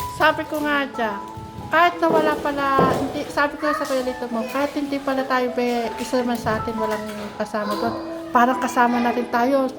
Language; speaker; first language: Filipino; native; Filipino